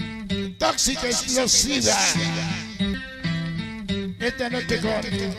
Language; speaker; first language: Spanish; native; Spanish